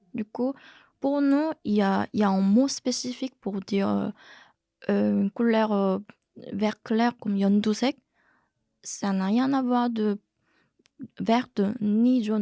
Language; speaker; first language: French; non-native, fluent; Korean